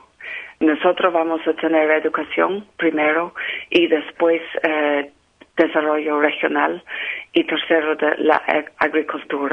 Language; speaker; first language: Spanish; non-native, fluent; English